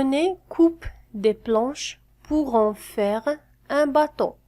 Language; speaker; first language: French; non-native, fluent; Arabic